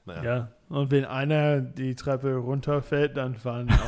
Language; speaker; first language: German; non-native, fluent; English